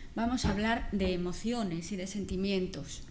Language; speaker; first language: Spanish; native; Spanish